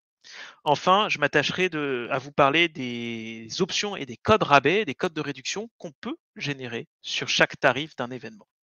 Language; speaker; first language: French; native; French